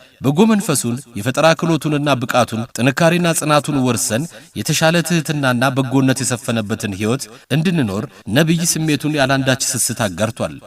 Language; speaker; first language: Amharic; native; Amharic